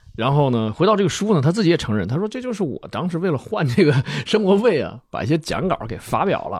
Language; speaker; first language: Chinese; native; Chinese